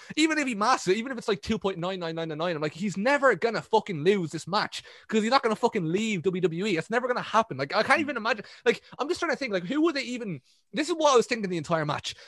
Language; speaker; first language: English; native; English